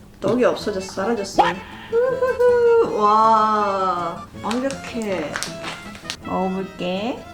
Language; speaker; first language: Korean; non-native, learner; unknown